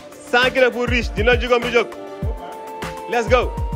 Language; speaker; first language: French; non-native, local second language; Wolof